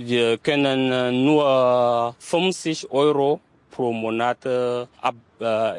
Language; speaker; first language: German; non-native, learner; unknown